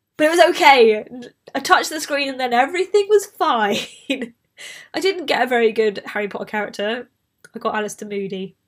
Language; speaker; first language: English; native; English